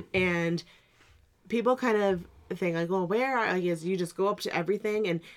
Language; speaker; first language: English; native; English